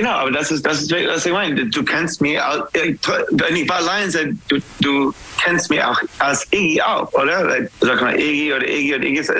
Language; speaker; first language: German; non-native, learner; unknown